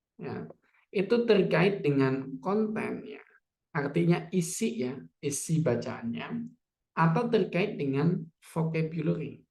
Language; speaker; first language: Indonesian; native; Indonesian